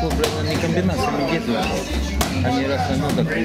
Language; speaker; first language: Russian; native; Russian